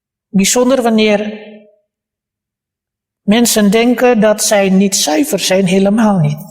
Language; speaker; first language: Dutch; early bilingual, other home language; Malay